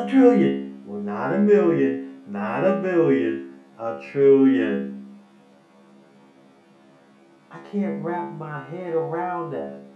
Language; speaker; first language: English; native; English